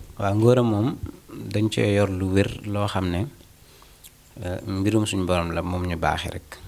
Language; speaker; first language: Wolof; native; Wolof